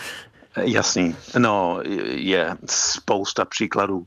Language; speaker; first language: Czech; non-native, fluent; English